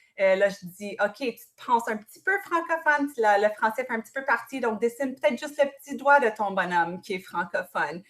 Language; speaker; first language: French; native; French